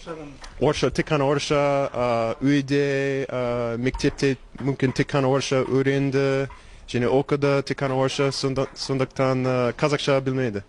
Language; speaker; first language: Kazakh; non-native, learner; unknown